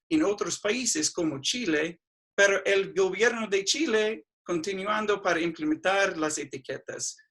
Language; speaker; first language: Spanish; non-native, fluent; English